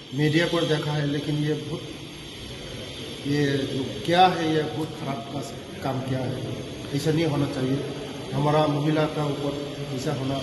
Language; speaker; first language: Hindi; non-native, local second language; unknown